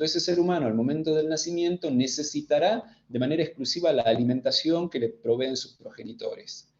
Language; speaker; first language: Spanish; native; Spanish